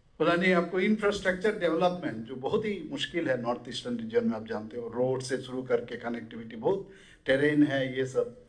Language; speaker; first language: Hindi; non-native, local second language; Bangla